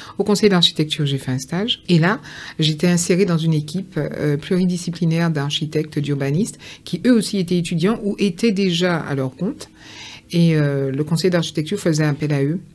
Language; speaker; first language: French; native; French